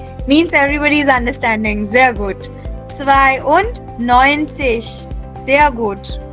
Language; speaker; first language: German; non-native, fluent; Hindi